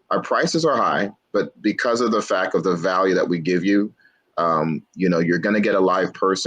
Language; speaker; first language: English; native; English